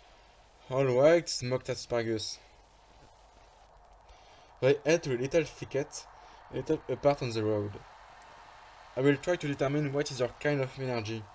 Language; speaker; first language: English; non-native, fluent; French